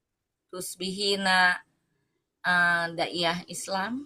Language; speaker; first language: Arabic; non-native, learner; Indonesian